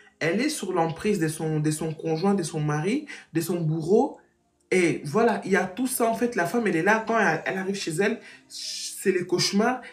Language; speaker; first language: French; non-native, fluent; Portuguese